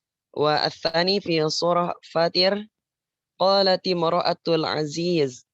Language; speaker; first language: Arabic; non-native, learner; Indonesian